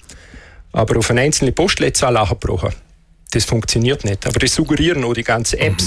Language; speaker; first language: German; native; German